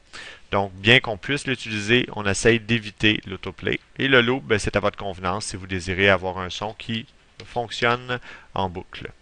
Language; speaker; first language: French; native; French